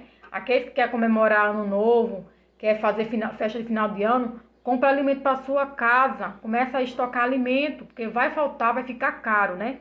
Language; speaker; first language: Portuguese; native; Portuguese